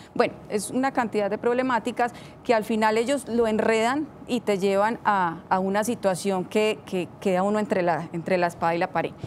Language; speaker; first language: Spanish; native; Spanish